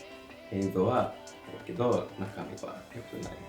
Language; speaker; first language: Japanese; non-native, learner; English